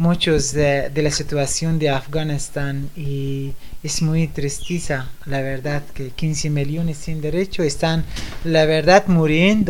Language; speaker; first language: Spanish; non-native, fluent; Persian